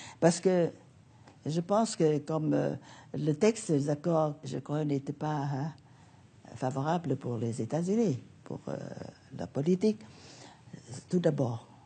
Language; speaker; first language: French; non-native, fluent; Vietnamese